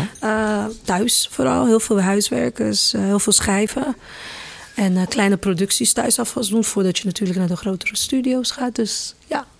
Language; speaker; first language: Dutch; non-native, fluent; Kabuverdianu